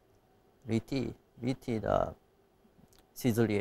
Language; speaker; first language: Georgian; non-native, fluent; Japanese